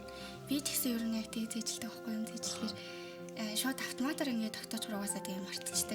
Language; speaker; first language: Mongolian; native; Mongolian